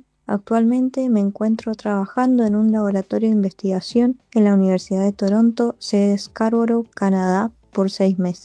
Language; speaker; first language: Spanish; native; Spanish